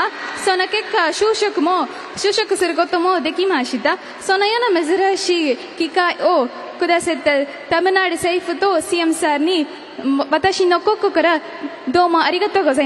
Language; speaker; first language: Japanese; non-native, learner; Tamil